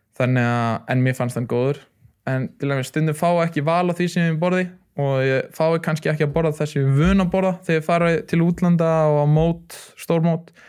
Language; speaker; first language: Icelandic; early bilingual, other home language; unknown